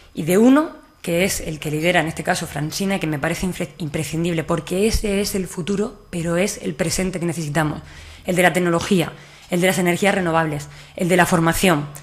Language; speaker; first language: Spanish; native; Spanish